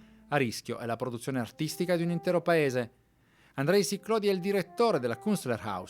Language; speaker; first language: Italian; native; Italian